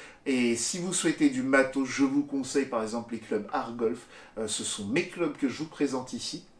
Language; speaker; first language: French; native; French